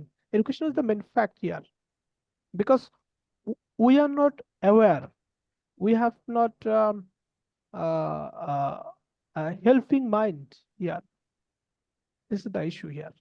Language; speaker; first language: English; non-native, learner; Bangla